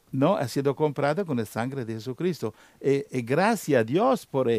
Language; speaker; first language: Spanish; non-native, learner; Italian